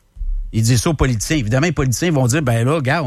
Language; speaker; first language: French; native; French